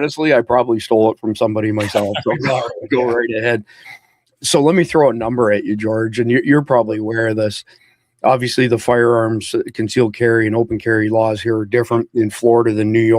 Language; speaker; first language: English; native; English